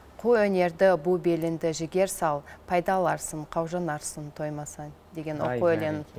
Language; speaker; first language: Kazakh; non-native, local second language; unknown